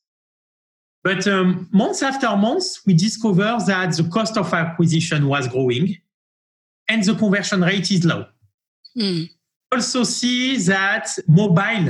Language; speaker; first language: English; non-native, fluent; French